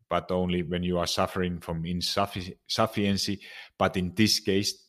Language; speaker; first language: English; non-native, fluent; Finnish